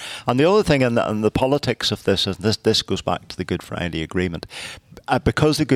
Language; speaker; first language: English; native; English